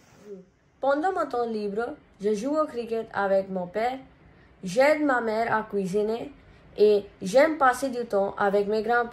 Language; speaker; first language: French; non-native, learner; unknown